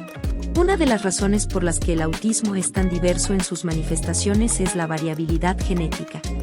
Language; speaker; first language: Spanish; native; Spanish